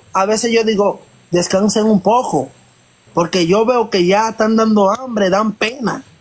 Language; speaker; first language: Spanish; non-native, fluent; Haitian Creole